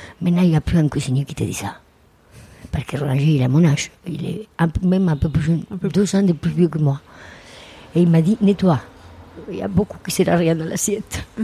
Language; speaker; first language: French; non-native, fluent; Spanish